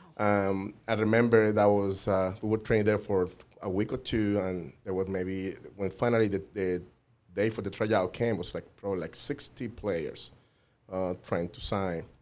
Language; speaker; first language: English; non-native, fluent; Spanish